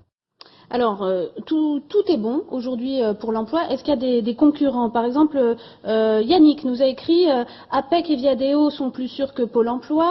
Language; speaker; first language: French; native; French